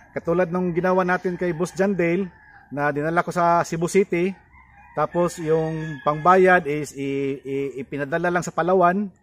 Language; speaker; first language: Filipino; non-native, local second language; Cebuano